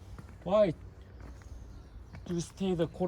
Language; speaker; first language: English; non-native, learner; Korean